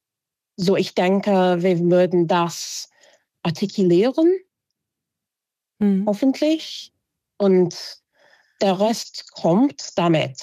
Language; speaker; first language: German; non-native, fluent; English